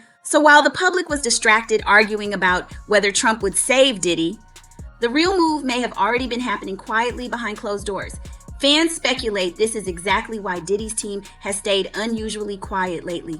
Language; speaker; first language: English; native; English